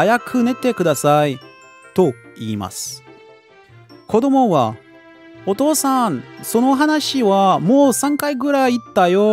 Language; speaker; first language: Japanese; non-native, learner; French